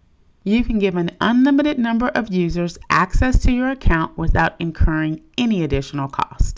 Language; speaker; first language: English; native; English